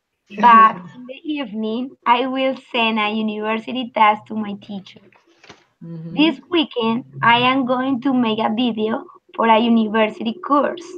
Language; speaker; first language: English; non-native, learner; Spanish